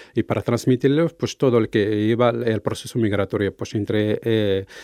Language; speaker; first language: Spanish; non-native, fluent; Arabic